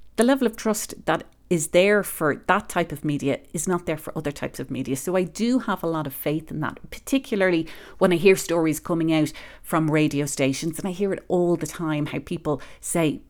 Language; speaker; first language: English; native; English